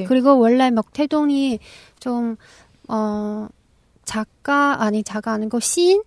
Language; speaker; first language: Korean; non-native, local second language; Chinese